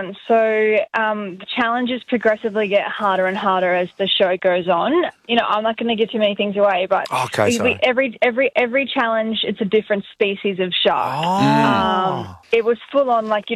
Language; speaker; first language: English; native; English